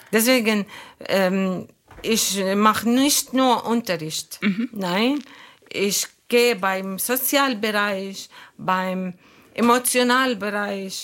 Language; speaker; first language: German; non-native, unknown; Arabic